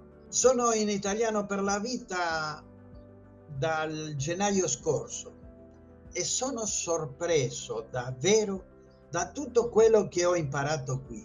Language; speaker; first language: Italian; non-native, fluent; Spanish